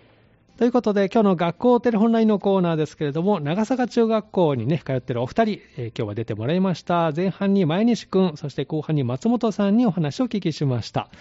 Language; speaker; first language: Japanese; native; Japanese